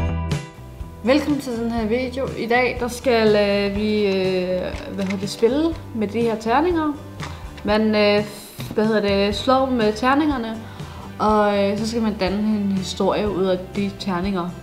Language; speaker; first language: Danish; native; Danish